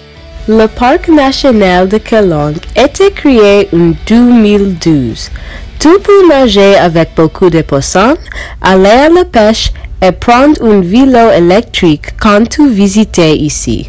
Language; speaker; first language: French; non-native, learner; English